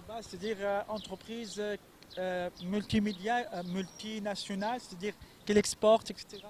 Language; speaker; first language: French; non-native, local second language; Arabic